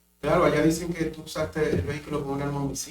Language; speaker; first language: Spanish; native; Spanish